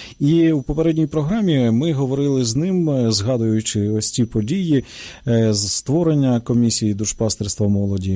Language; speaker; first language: Ukrainian; native; Ukrainian